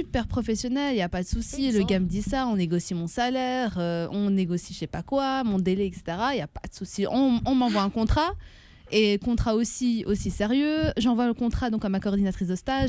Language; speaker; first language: French; native; French